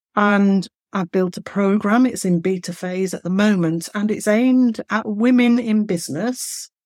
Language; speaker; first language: English; native; English